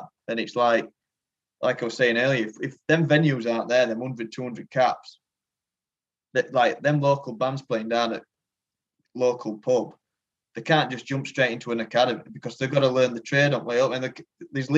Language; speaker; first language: English; native; English